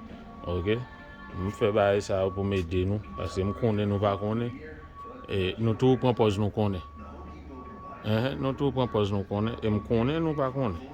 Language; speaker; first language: French; non-native, learner; Haitian Creole